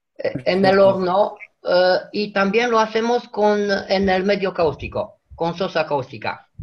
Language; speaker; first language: Spanish; non-native, fluent; Romanian